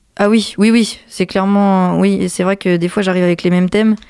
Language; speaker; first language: French; native; French